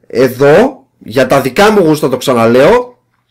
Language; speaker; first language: Greek; native; Greek